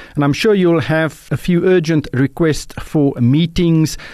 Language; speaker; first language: English; non-native, local second language; Afrikaans